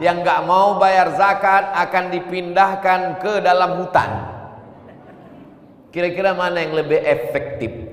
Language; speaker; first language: Indonesian; non-native, local second language; Malay